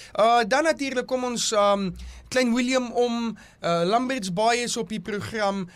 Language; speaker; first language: Afrikaans; native; Afrikaans